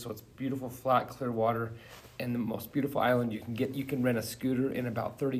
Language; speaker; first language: English; native; English